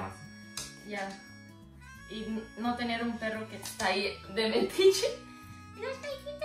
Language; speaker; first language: Spanish; early bilingual, heritage; Spanish